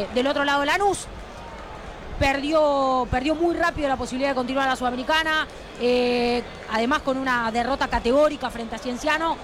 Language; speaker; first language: Spanish; native; Spanish